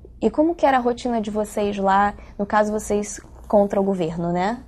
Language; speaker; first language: Portuguese; native; Portuguese